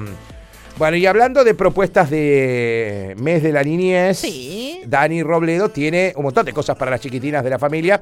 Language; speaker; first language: Spanish; native; Spanish